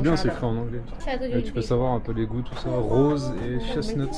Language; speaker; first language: French; native; French